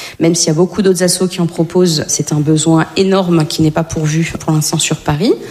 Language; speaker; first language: French; native; French